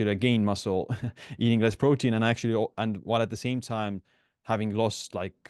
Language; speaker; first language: English; non-native, fluent; Estonian